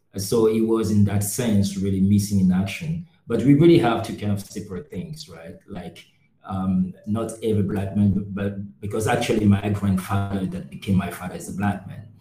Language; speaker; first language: English; non-native, local second language; French